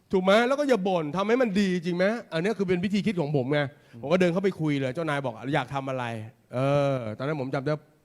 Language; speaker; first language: Thai; native; Thai